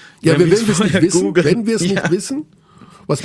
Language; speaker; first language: German; native; German